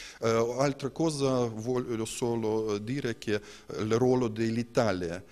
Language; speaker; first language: Italian; non-native, learner; Ukrainian